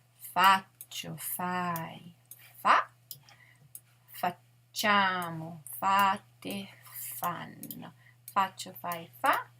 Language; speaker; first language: Italian; non-native, fluent; English